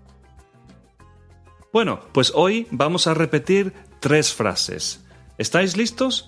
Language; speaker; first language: Spanish; native; Spanish